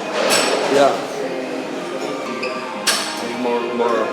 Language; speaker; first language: English; non-native, learner; Spanish